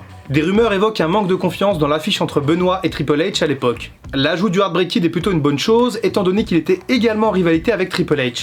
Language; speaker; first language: French; native; French